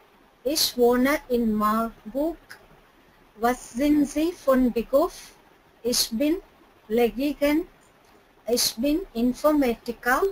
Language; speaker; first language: German; non-native, learner; Tamil